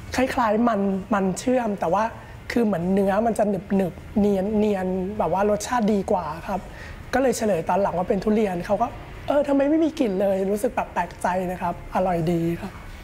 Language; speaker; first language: Thai; native; Thai